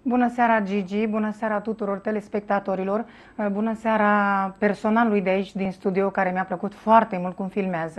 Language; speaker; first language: Romanian; native; Romanian